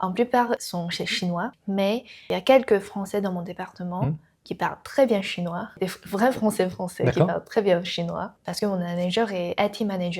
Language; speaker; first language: French; non-native, learner; Chinese